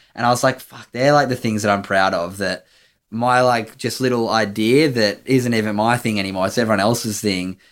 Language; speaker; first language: English; native; English